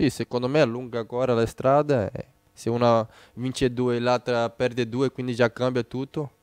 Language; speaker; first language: Italian; non-native, fluent; Portuguese